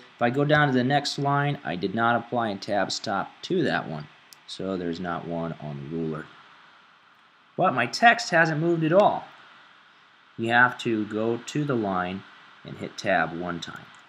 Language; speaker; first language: English; native; English